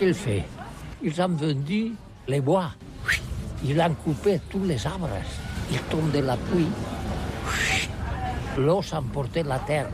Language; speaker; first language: French; non-native, learner; Catalan